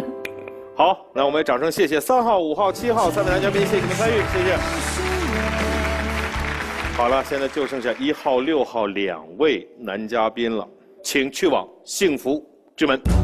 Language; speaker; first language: Chinese; native; Chinese